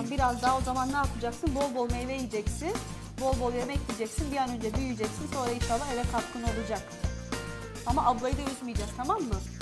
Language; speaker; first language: Turkish; native; Turkish